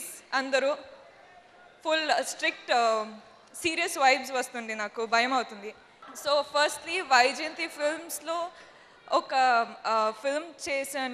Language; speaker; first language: Telugu; non-native, learner; Kannada